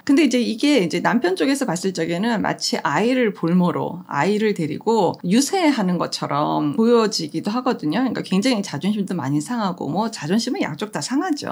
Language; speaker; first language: Korean; native; Korean